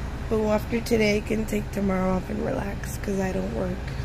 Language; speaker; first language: English; early bilingual, other home language; Spanish